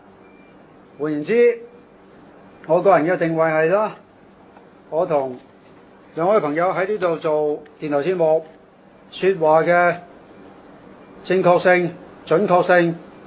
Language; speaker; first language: Chinese; non-native, local second language; Cantonese